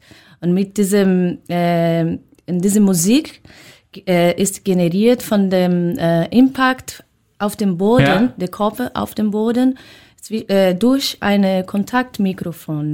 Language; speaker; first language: German; non-native, learner; Portuguese